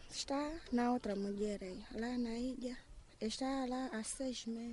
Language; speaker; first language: Portuguese; non-native, local second language; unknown